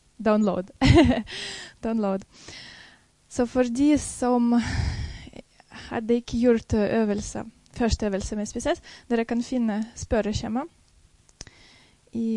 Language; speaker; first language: Norwegian; non-native, fluent; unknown